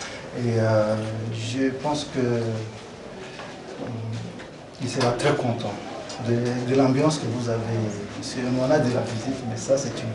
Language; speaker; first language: French; non-native, local second language; Swahili